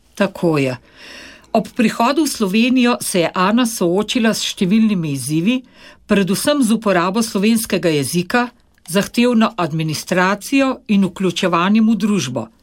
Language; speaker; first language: Slovenian; native; Slovenian